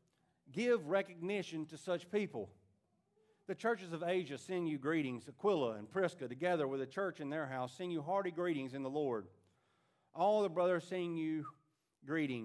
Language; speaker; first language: English; native; English